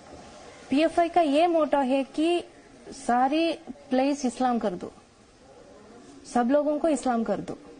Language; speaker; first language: Hindi; non-native, local second language; Malayalam